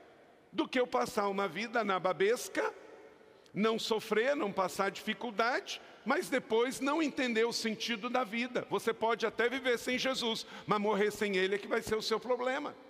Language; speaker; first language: Portuguese; native; Portuguese